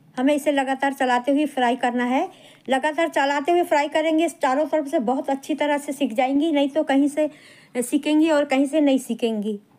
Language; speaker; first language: Hindi; native; Hindi